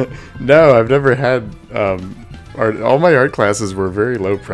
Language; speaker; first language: English; native; English